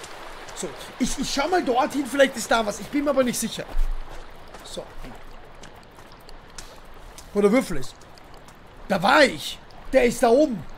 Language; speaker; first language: German; native; German